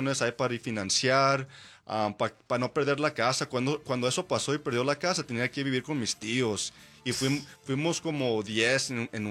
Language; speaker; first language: Spanish; early bilingual, heritage; Spanish